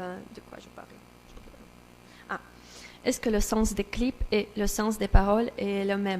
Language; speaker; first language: French; non-native, learner; Russian